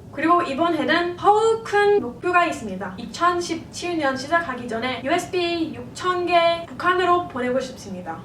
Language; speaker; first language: Korean; non-native, fluent; English